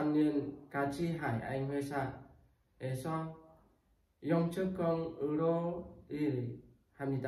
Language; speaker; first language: Korean; non-native, learner; Vietnamese